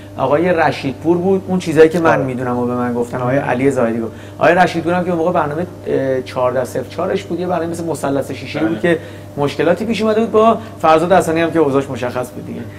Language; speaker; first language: Persian; native; Persian